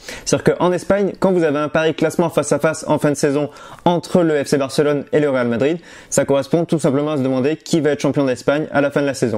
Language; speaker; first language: French; native; French